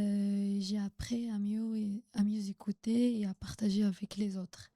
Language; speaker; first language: French; non-native, local second language; Arabic